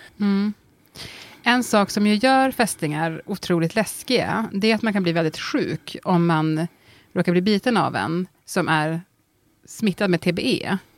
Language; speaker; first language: Swedish; native; Swedish